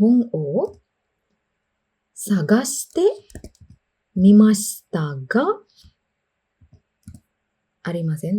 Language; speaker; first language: Japanese; non-native, fluent; Sinhala